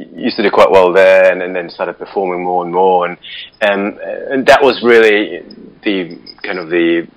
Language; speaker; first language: English; non-native, fluent; Russian